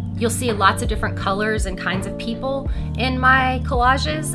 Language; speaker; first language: English; native; English